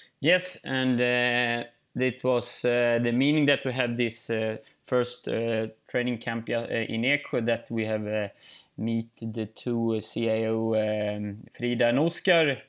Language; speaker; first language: English; non-native, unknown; Swedish